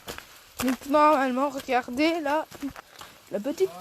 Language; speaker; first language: French; native; French